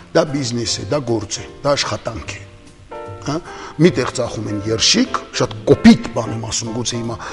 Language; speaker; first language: Armenian; early bilingual, heritage; Armenian